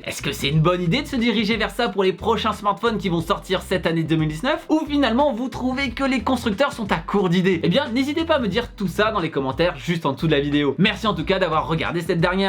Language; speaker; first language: French; native; French